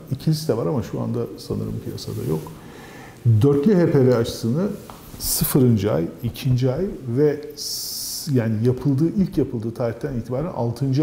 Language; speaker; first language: Turkish; native; Turkish